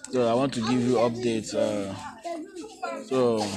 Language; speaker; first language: English; non-native, local second language; Igbo